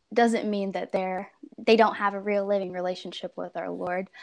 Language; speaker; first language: English; native; English